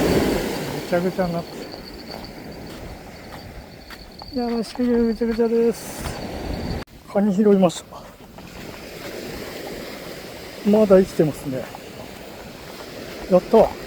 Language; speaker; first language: Japanese; native; Japanese